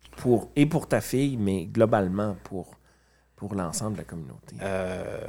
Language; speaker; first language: French; native; French